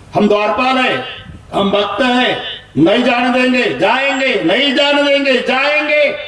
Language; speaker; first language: Hindi; non-native, local second language; Marathi